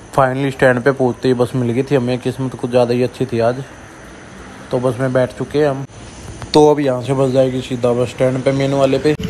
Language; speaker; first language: Hindi; native; Hindi